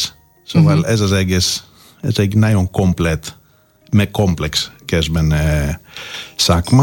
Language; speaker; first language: Hungarian; non-native, fluent; Greek